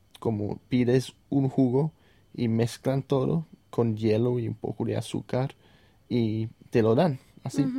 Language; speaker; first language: Spanish; non-native, fluent; English